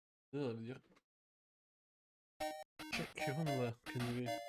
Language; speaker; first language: Dutch; non-native, learner; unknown